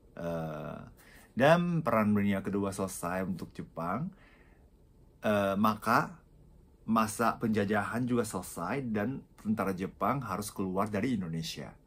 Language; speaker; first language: Indonesian; non-native, fluent; Japanese